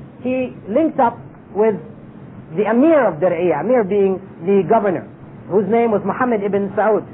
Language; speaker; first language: English; native; English